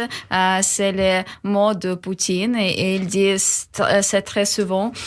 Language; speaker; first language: French; non-native, learner; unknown